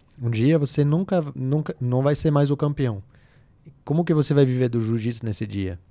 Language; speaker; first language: Portuguese; non-native, fluent; French